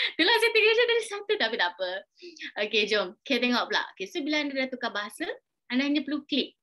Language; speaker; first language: Malay; native; Malay